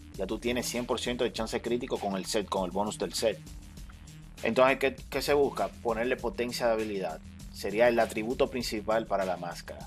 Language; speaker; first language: Spanish; native; Spanish